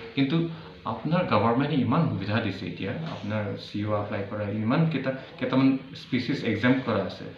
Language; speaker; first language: Assamese; native; Assamese